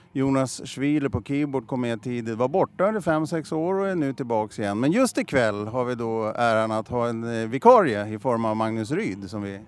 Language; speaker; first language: Swedish; native; Swedish